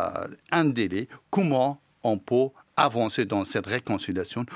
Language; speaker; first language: French; non-native, fluent; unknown